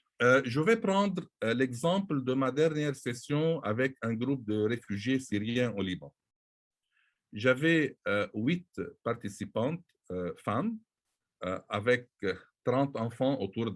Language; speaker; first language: French; non-native, local second language; Arabic